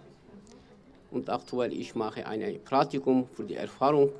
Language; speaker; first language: German; non-native, learner; Kurdish